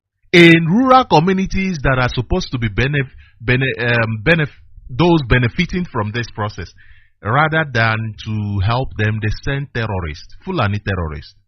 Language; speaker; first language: English; non-native, local second language; Igbo